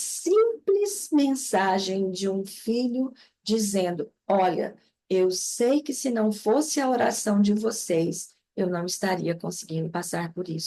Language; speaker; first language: Portuguese; native; Portuguese